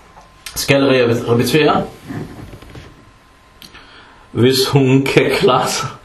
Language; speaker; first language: Danish; non-native, fluent; Arabic